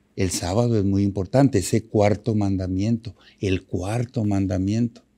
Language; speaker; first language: Spanish; native; Spanish